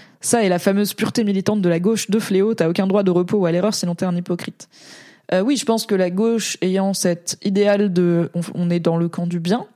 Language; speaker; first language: French; native; French